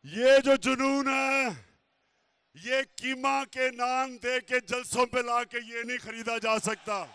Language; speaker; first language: Urdu; native; Urdu